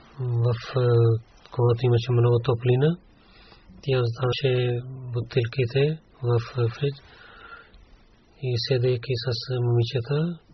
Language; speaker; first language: Bulgarian; non-native, learner; Urdu